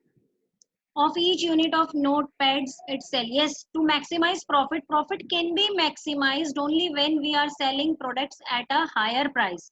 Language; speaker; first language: English; non-native, local second language; Hindi